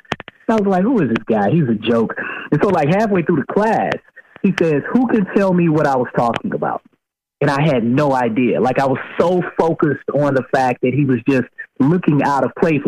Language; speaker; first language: English; native; English